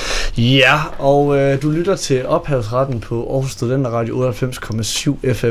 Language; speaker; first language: Danish; native; Danish